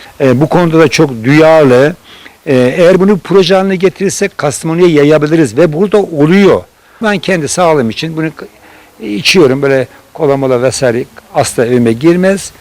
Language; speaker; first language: Turkish; native; Turkish